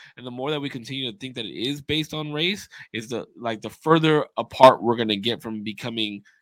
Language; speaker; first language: English; native; English